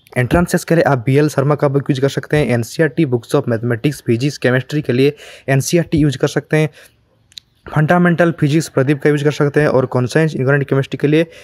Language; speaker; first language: Hindi; non-native, local second language; Odia